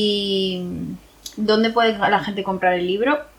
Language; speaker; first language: Spanish; native; Spanish